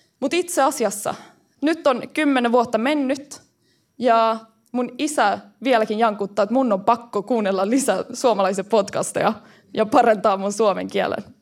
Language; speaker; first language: Finnish; early bilingual, heritage; Finnish